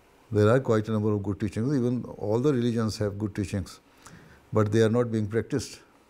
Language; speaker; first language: English; non-native, local second language; Urdu